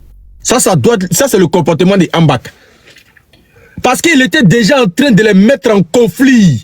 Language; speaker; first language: French; native; French